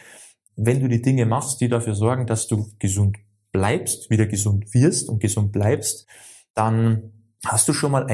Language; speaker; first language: German; native; German